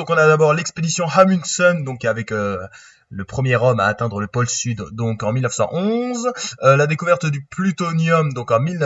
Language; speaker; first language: French; native; French